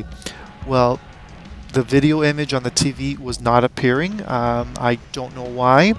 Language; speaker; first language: English; native; English